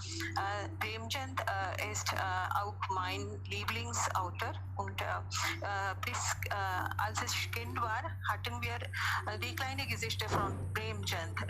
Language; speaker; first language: German; non-native, learner; Hindi